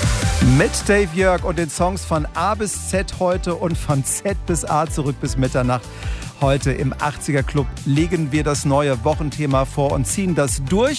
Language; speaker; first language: German; native; German